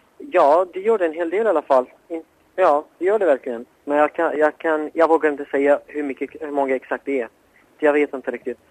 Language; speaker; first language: Swedish; non-native, fluent; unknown